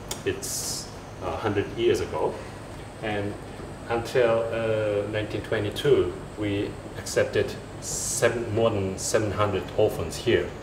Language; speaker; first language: English; non-native, fluent; Japanese